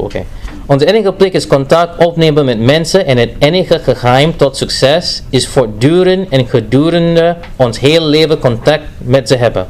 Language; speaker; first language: Dutch; non-native, fluent; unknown